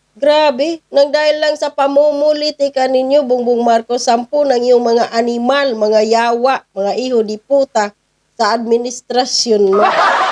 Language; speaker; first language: Filipino; non-native, local second language; Cebuano